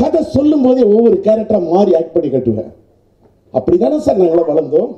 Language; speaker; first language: Tamil; native; Tamil